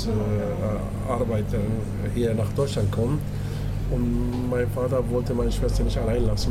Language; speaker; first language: German; non-native, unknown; Turkish